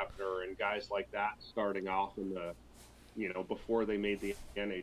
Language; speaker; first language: English; native; English